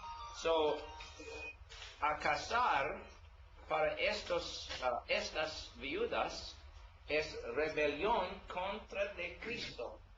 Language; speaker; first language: Spanish; non-native, learner; English